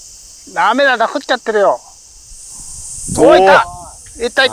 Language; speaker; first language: Japanese; native; Japanese